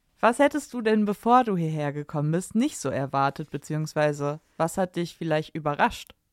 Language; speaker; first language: German; native; German